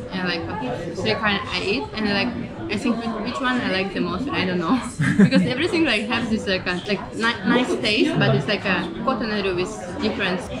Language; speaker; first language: English; non-native, learner; Ukrainian